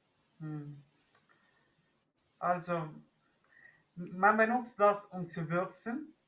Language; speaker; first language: German; non-native, learner; Spanish